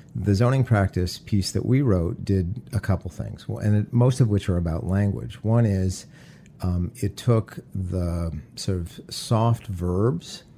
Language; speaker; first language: English; native; English